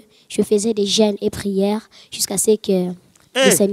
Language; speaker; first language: French; non-native, local second language; Lingala